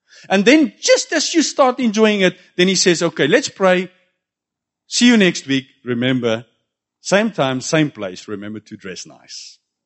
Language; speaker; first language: English; non-native, local second language; Afrikaans